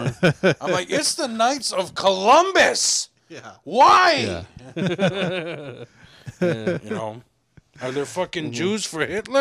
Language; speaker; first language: English; native; English